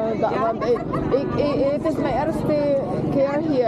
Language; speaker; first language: Dutch; non-native, learner; Filipino